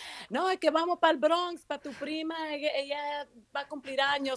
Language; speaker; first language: Spanish; early bilingual, heritage; Spanish